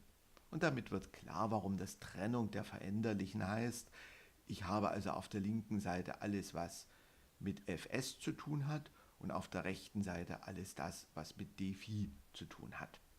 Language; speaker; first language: German; native; German